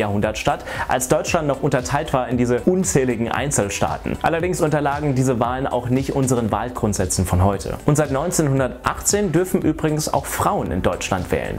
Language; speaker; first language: German; native; German